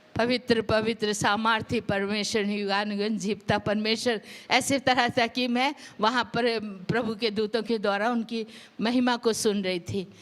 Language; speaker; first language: Hindi; non-native, local second language; Punjabi